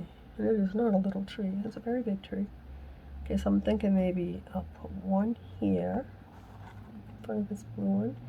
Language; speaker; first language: English; native; English